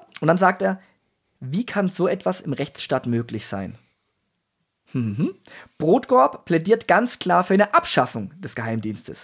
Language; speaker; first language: German; native; German